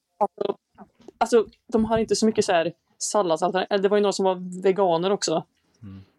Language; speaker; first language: Swedish; native; Swedish